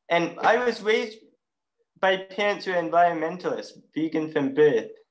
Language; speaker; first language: English; native; English